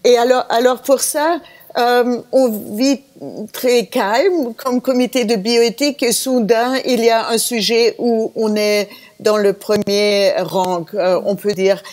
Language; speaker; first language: French; non-native, fluent; German